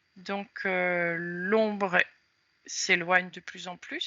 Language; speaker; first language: French; native; French